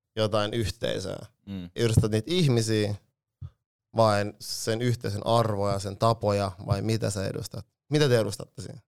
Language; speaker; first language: Finnish; early bilingual, other home language; Lingala